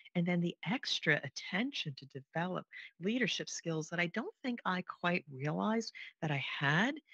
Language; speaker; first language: English; native; English